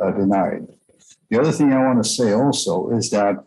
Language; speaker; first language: English; non-native, fluent; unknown